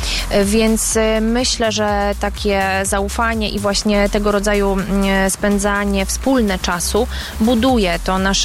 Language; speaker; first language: Polish; native; Polish